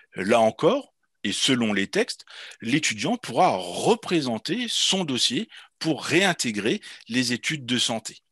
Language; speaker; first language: French; native; French